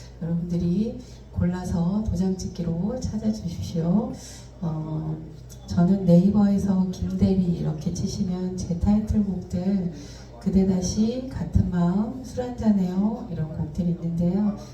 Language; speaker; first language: Korean; native; Korean